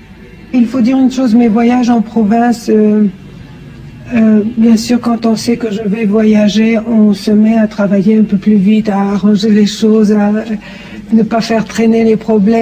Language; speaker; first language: French; non-native, fluent; Persian